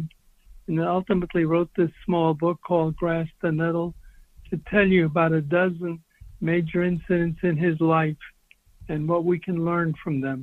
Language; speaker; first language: English; native; English